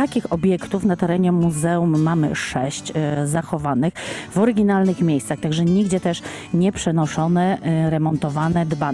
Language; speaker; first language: Polish; native; Polish